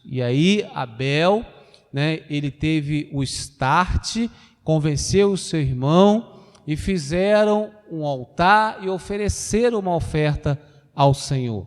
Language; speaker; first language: Portuguese; native; Portuguese